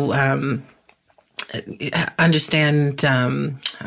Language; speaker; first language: English; native; English